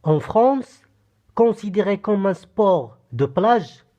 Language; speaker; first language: French; non-native, local second language; Arabic